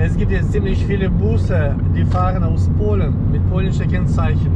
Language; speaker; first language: German; non-native, fluent; Ukrainian